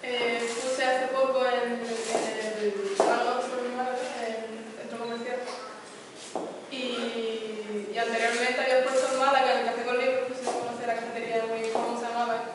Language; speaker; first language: Spanish; native; Spanish